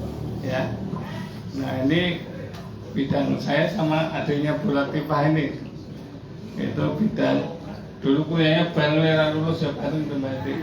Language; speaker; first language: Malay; non-native, local second language; Javanese